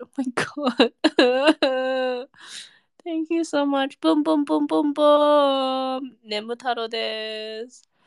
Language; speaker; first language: English; native; English